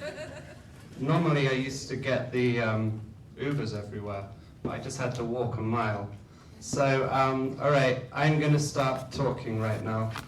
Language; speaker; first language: English; native; English